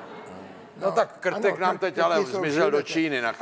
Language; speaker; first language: Czech; native; Czech